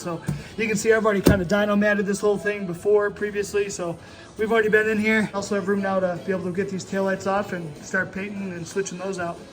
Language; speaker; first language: English; native; English